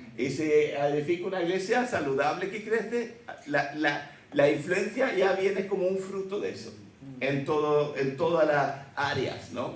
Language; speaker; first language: Spanish; early bilingual, other home language; Swedish